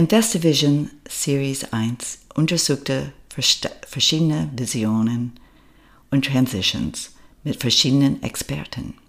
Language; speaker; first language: German; non-native, fluent; English